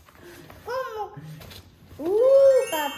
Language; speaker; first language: Spanish; early bilingual, heritage; Spanish